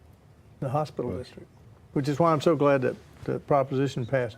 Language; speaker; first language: English; native; English